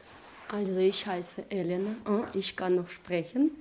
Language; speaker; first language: German; non-native, fluent; Russian